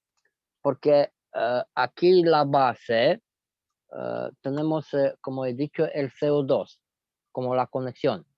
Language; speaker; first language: Spanish; non-native, fluent; Romanian